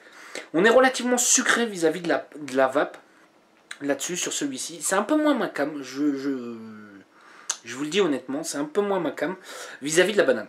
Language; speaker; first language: French; native; French